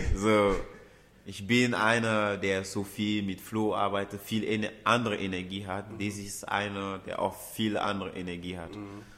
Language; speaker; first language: German; non-native, fluent; Ewe